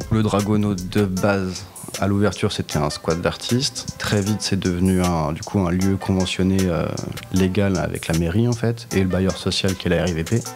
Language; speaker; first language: French; native; French